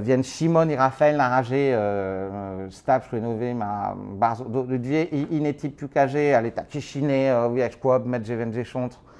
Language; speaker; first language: Polish; non-native, learner; French